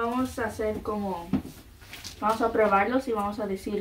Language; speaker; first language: Spanish; early bilingual, heritage; Spanish